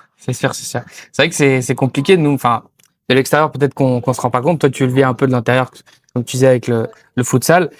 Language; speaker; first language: French; native; French